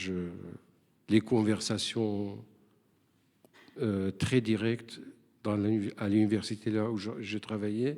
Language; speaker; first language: French; non-native, fluent; Arabic